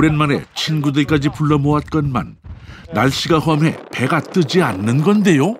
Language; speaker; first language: Korean; native; Korean